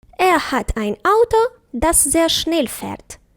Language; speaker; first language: German; non-native, fluent; Ukrainian